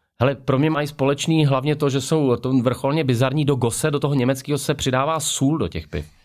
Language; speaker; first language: Czech; native; Czech